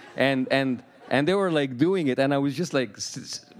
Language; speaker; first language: English; non-native, fluent; Arabic